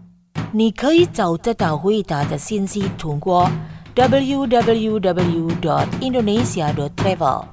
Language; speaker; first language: Chinese; non-native, fluent; Indonesian